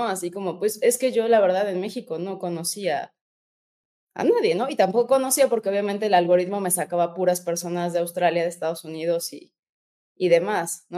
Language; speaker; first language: Spanish; native; Spanish